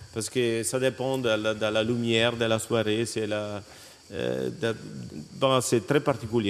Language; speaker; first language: French; non-native, fluent; Italian